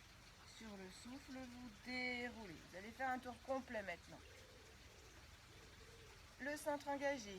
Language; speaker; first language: French; native; French